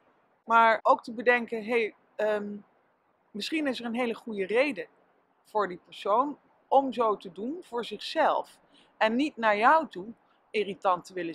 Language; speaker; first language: Dutch; native; Dutch